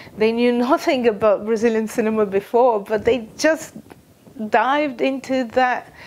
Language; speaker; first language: English; non-native, fluent; Portuguese